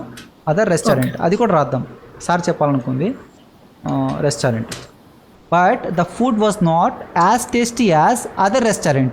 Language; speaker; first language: Telugu; native; Telugu